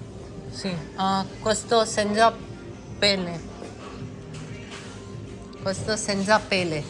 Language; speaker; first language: Italian; non-native, learner; Telugu